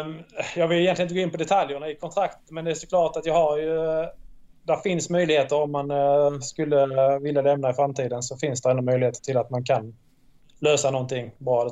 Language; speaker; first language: Swedish; native; Swedish